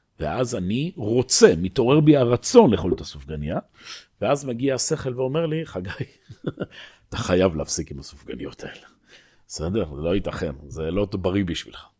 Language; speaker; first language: Hebrew; native; Hebrew